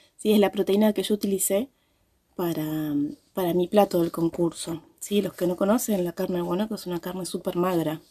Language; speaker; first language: Spanish; native; Spanish